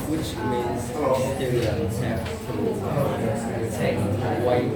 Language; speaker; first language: English; non-native, learner; Vietnamese